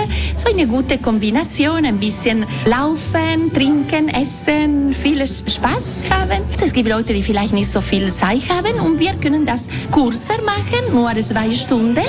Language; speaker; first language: German; non-native, fluent; Italian